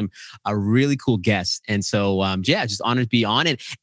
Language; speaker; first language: English; native; English